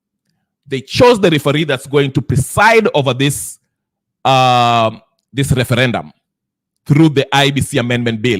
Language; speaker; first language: English; non-native, local second language; Swahili